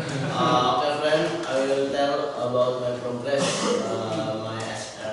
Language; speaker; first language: English; non-native, learner; Indonesian